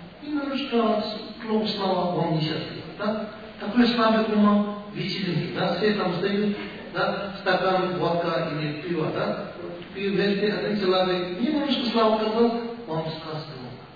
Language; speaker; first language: Russian; non-native, learner; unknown